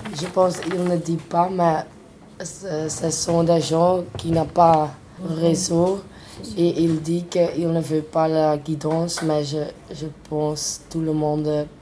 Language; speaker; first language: French; non-native, local second language; Dutch